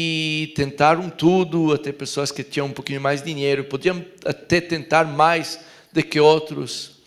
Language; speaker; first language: Portuguese; non-native, fluent; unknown